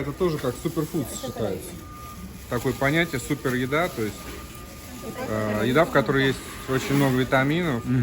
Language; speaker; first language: Russian; native; Russian